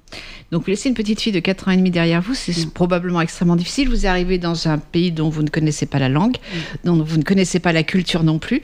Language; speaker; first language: French; native; French